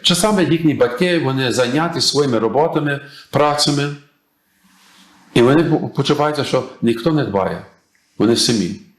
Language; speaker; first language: Ukrainian; native; Ukrainian